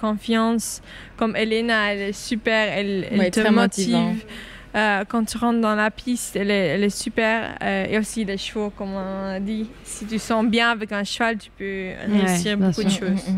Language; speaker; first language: French; non-native, local second language; Dutch